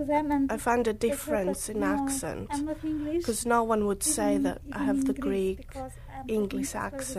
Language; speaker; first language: English; non-native, fluent; Greek